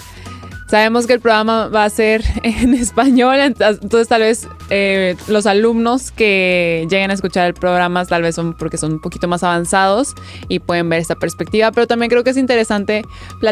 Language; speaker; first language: Spanish; native; Spanish